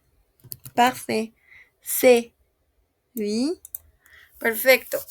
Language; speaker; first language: French; non-native, fluent; Spanish